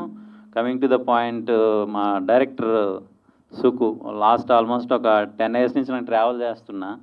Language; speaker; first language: Telugu; native; Telugu